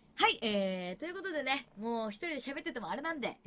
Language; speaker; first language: Japanese; native; Japanese